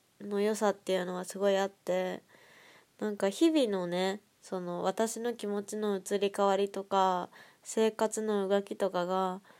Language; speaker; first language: Japanese; native; Japanese